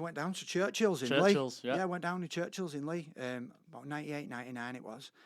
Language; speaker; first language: English; native; English